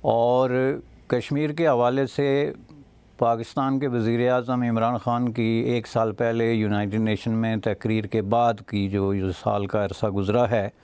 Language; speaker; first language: Urdu; non-native, local second language; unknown